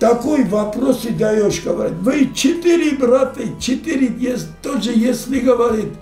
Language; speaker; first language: Russian; non-native, local second language; Abkhazian